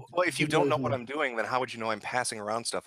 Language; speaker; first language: English; native; English